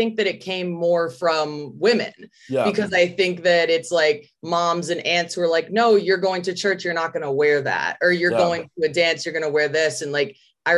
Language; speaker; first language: English; native; English